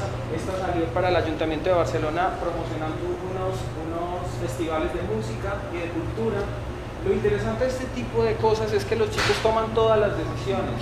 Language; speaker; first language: Spanish; native; Spanish